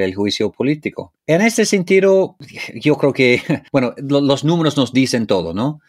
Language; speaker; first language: Spanish; non-native, fluent; English